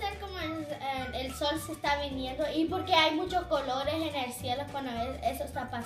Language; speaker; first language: Spanish; early bilingual, heritage; Spanish